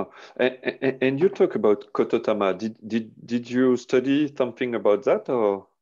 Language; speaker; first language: English; non-native, learner; French